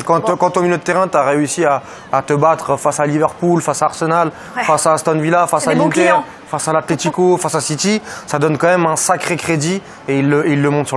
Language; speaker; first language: French; native; French